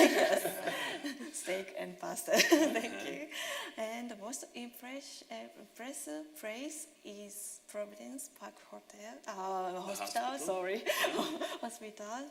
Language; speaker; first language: English; non-native, learner; Japanese